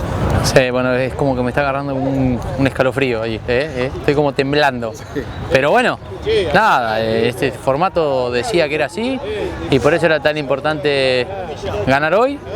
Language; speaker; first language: Spanish; native; Spanish